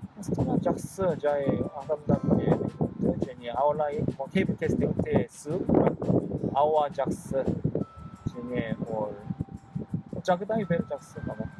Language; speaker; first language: Kazakh; non-native, learner; Korean